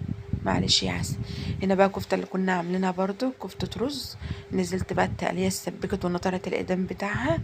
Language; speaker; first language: Arabic; native; Arabic